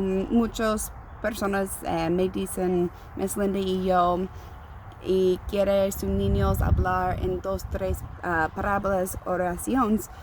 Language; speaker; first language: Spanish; non-native, learner; English